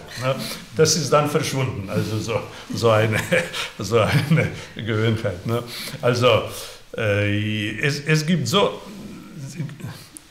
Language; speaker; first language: German; non-native, fluent; Slovenian